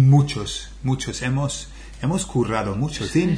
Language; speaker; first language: Spanish; non-native, fluent; English